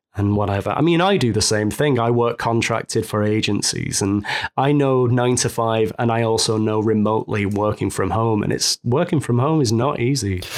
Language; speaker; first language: English; native; English